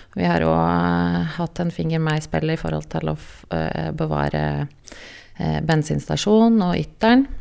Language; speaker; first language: Norwegian; native; Norwegian